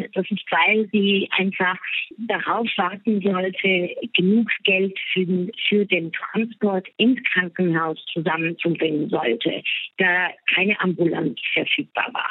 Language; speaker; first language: German; non-native, fluent; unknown